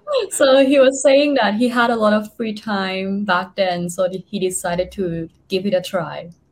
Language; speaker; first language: English; non-native, fluent; Thai